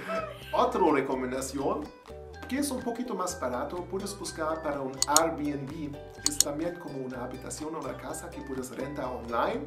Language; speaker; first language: Spanish; non-native, learner; German